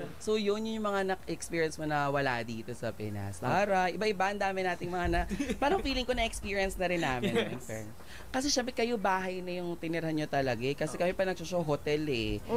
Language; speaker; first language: Filipino; native; Filipino